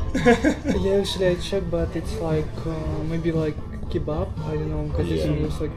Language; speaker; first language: English; non-native, learner; Russian